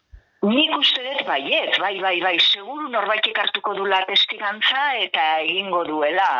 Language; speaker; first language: Basque; native; Basque